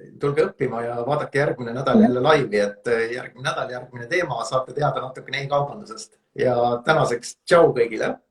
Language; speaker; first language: Estonian; native; Estonian